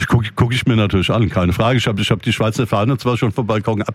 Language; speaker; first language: German; native; German